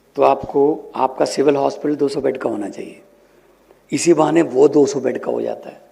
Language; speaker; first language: Hindi; non-native, local second language; Punjabi